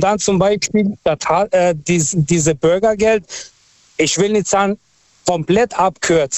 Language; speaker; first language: German; non-native, fluent; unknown